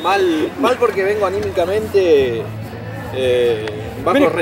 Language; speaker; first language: Spanish; native; Spanish